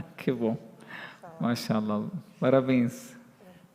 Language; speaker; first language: Portuguese; non-native, fluent; Arabic